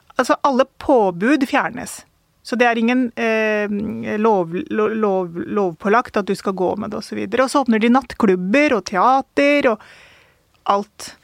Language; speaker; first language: Norwegian; early bilingual, other home language; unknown